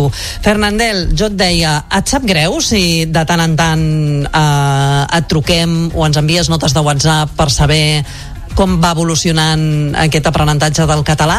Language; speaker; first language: Catalan; native; Catalan